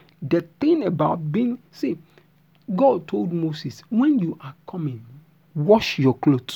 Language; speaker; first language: English; non-native, local second language; Yoruba